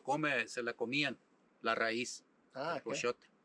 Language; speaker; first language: Spanish; native; Spanish